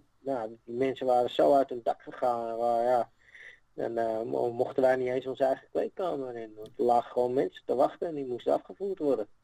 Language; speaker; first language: Dutch; native; Dutch